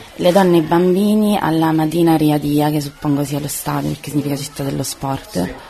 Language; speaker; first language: Italian; native; Italian